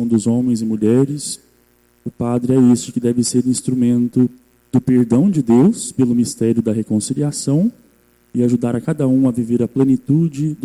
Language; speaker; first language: Portuguese; native; Portuguese